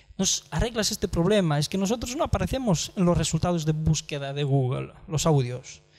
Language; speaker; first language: Spanish; non-native, fluent; Romanian